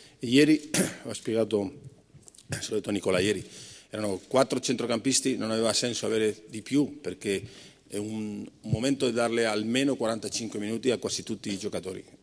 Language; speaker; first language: Italian; non-native, fluent; Spanish